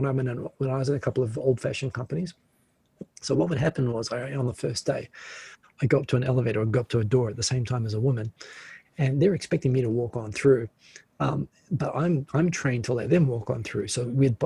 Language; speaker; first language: English; native; English